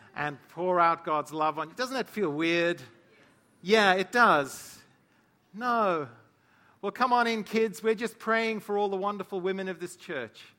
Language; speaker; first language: English; native; English